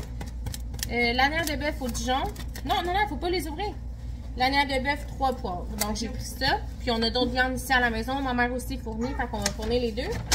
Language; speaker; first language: French; native; French